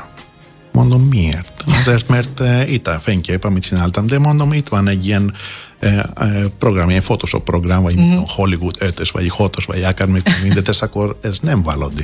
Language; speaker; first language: Hungarian; non-native, fluent; Greek